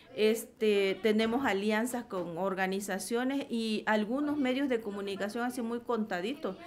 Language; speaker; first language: Spanish; native; Spanish